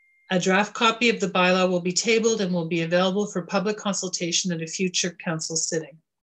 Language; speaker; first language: English; native; English